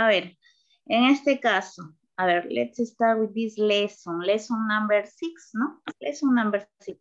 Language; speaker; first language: English; non-native, learner; Spanish